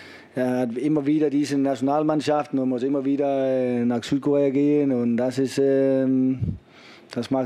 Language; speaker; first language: German; non-native, fluent; Danish